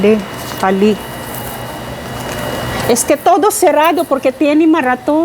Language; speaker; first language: Spanish; non-native, learner; Filipino